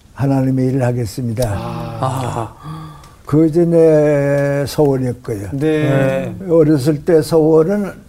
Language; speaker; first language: Korean; native; Korean